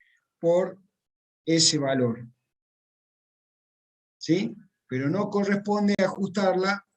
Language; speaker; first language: Spanish; native; Spanish